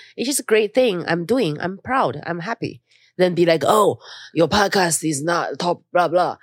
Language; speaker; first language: English; non-native, fluent; Chinese